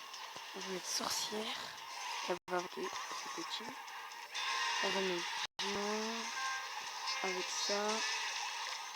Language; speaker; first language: French; native; French